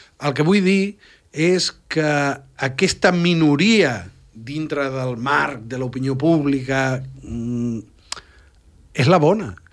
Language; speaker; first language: Catalan; native; Catalan